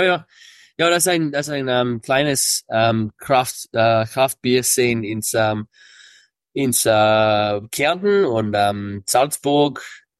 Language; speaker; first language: German; early bilingual, heritage; English